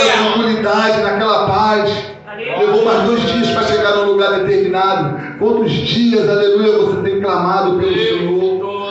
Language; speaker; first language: Portuguese; native; Portuguese